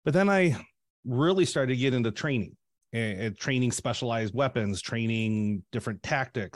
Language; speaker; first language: English; native; English